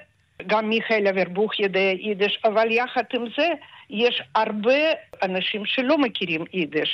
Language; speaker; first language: Hebrew; non-native, fluent; Russian